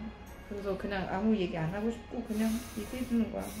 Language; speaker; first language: Korean; non-native, fluent; Chinese